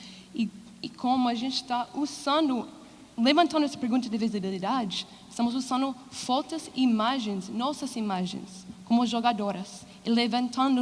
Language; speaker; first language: Portuguese; non-native, fluent; English